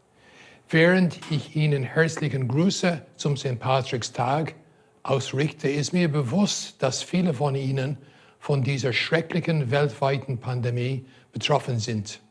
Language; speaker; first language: German; non-native, fluent; English